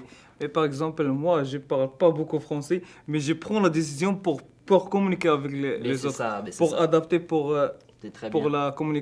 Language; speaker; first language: French; non-native, learner; Arabic